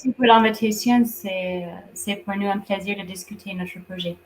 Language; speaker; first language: French; non-native, fluent; English